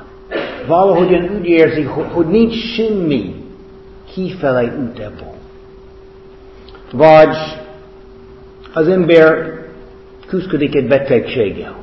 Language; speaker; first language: Hungarian; non-native, fluent; English